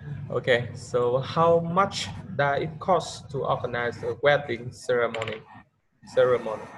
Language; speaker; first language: English; non-native, learner; Vietnamese